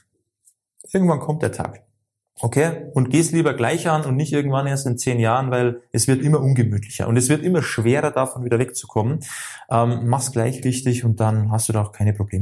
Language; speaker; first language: German; native; German